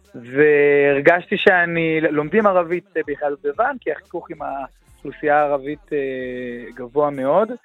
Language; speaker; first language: Hebrew; native; Hebrew